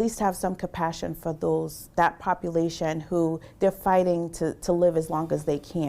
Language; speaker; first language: English; native; English